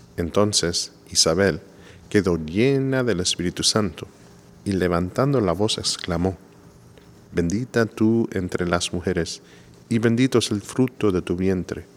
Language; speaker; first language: Spanish; non-native, fluent; English